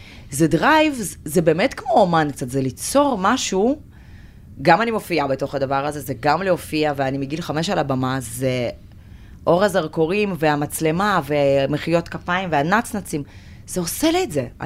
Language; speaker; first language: Hebrew; non-native, fluent; Russian